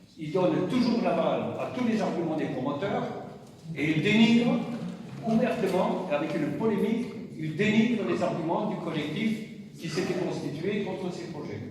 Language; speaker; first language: French; non-native, fluent; German